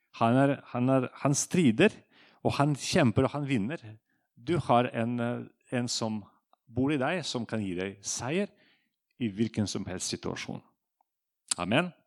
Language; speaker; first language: Norwegian; non-native, fluent; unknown